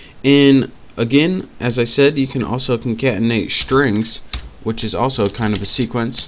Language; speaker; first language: English; native; English